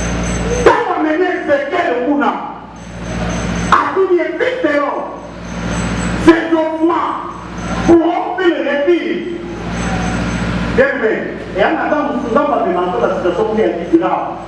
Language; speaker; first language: French; non-native, local second language; Lingala